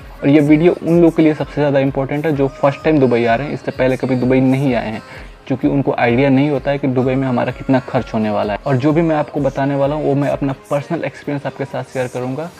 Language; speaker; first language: Hindi; native; Hindi